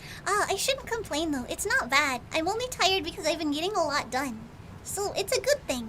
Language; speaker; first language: English; native; English